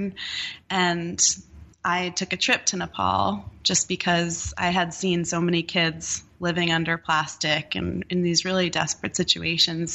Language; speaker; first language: English; native; English